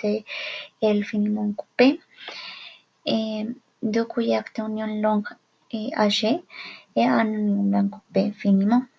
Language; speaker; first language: French; non-native, learner; Spanish